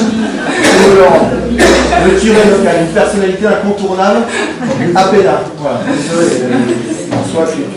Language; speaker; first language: French; native; French